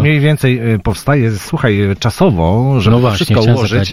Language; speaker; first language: Polish; native; Polish